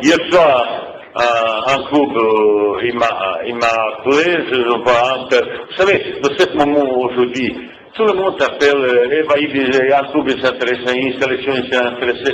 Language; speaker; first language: French; non-native, fluent; Bosnian